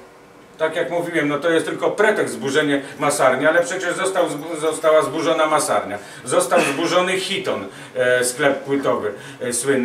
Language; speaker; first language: Polish; native; Polish